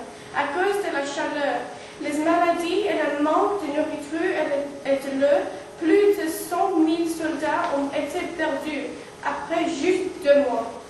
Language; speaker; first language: French; non-native, learner; English